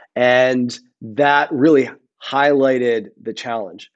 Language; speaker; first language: English; native; English